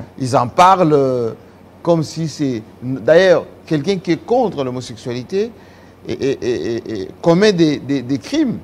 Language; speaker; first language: French; non-native, local second language; Lingala